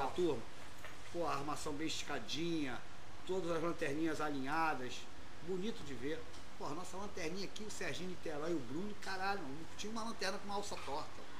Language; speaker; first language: Portuguese; native; Portuguese